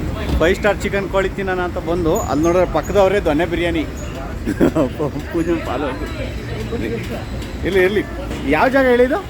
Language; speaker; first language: Kannada; native; Kannada